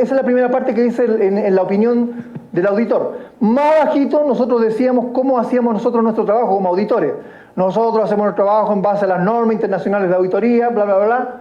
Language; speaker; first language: Spanish; native; Spanish